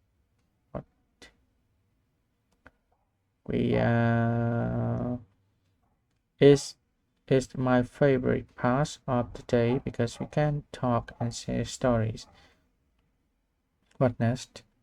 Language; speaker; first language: English; non-native, learner; Vietnamese